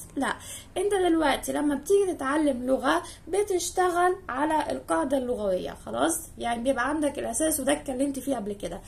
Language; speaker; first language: Arabic; native; Arabic